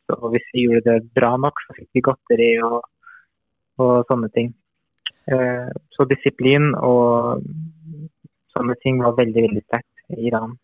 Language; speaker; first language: Norwegian; non-native, fluent; Persian